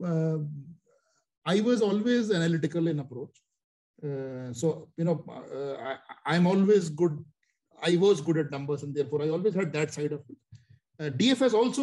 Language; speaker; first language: English; non-native, local second language; Hindi